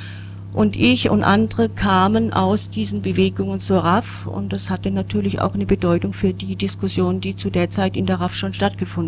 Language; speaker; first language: German; native; German